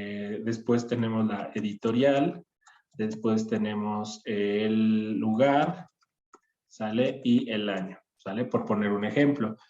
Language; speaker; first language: Spanish; native; Spanish